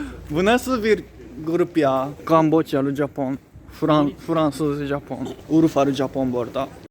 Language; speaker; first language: Turkish; non-native, fluent; Japanese